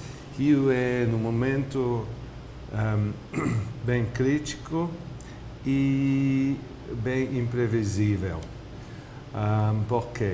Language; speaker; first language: Portuguese; non-native, fluent; English